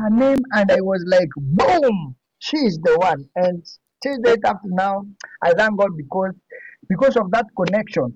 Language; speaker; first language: English; non-native, local second language; Swahili